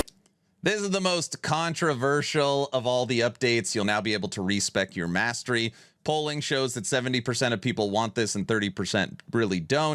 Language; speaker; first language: English; native; English